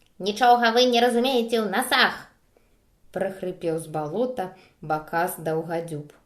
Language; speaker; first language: Belarusian; non-native, local second language; Russian